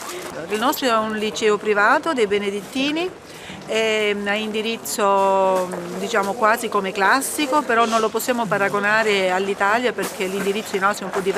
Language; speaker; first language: Italian; non-native, fluent; German